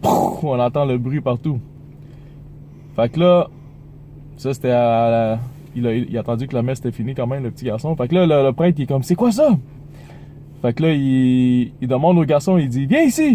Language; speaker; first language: French; native; French